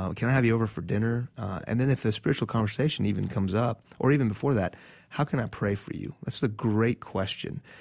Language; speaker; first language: English; non-native, fluent; Persian